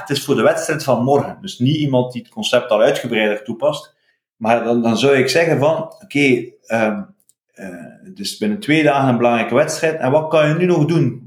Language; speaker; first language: Dutch; native; Dutch